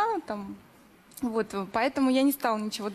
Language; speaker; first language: Russian; native; Russian